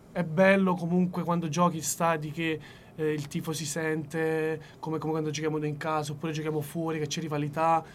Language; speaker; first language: Italian; early bilingual, other home language; Ukrainian